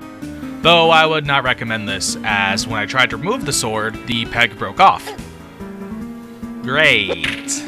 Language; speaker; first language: English; native; English